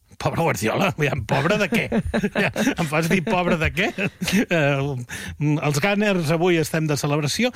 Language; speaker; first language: Catalan; native; Catalan